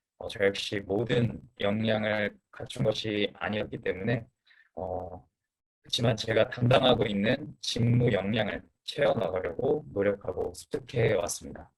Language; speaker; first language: Korean; native; Korean